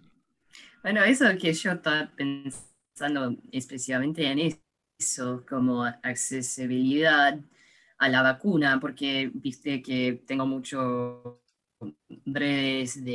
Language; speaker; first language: Spanish; early bilingual, heritage; Spanish